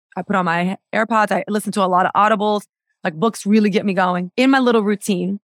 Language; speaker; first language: English; native; English